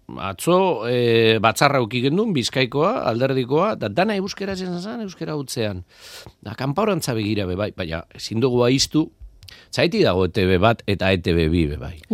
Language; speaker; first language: Basque; non-native, local second language; Spanish